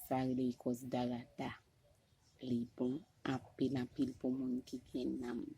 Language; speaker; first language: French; non-native, local second language; Haitian Creole